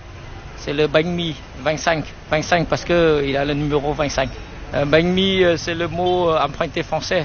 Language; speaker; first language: French; non-native, fluent; Vietnamese